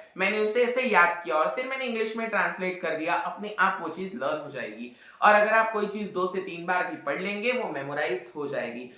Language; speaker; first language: Hindi; non-native, local second language; Marathi